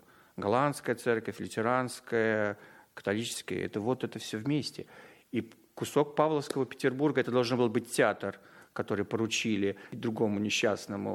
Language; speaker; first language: Russian; native; Russian